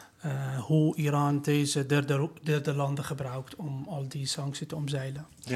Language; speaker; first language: Dutch; non-native, learner; Persian